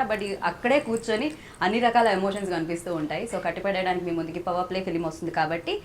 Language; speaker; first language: Telugu; native; Telugu